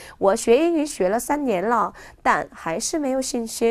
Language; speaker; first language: Chinese; non-native, fluent; Korean